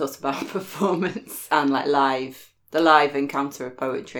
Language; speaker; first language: English; native; English